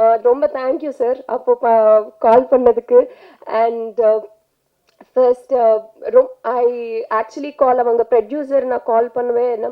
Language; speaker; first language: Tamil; non-native, learner; Telugu